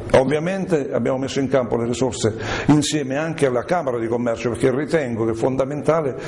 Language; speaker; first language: Italian; native; Italian